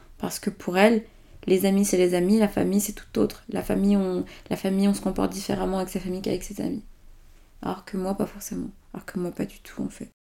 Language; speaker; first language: French; early bilingual, other home language; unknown